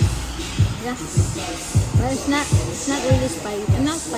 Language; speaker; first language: English; non-native, local second language; Filipino